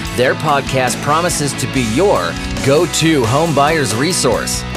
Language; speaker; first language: English; native; English